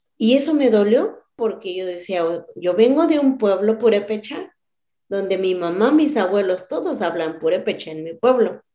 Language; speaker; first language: Spanish; non-native, local second language; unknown